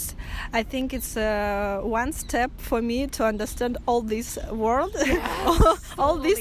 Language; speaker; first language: English; non-native, fluent; Russian